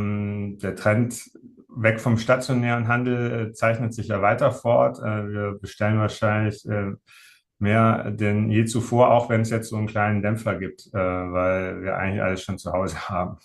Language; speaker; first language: German; native; German